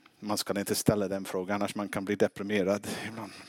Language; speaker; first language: Swedish; non-native, fluent; English